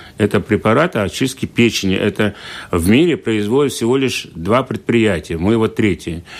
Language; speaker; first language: Russian; native; Russian